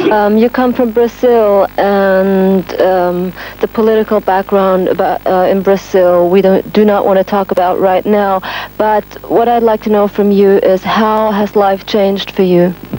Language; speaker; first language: English; non-native, fluent; German